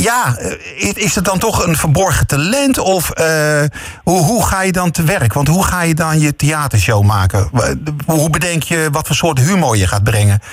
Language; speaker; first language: Dutch; native; Dutch